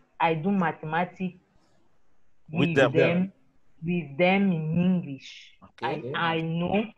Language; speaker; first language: English; non-native, learner; French